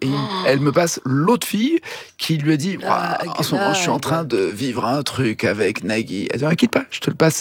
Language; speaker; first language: French; native; French